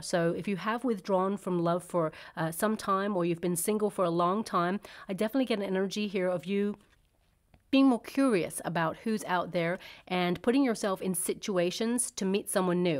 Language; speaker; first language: English; native; English